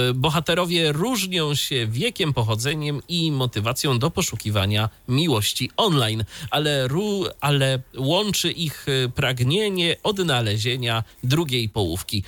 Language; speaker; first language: Polish; native; Polish